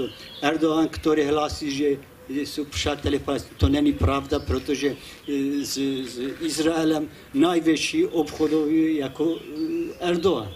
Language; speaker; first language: Czech; non-native, fluent; Kurdish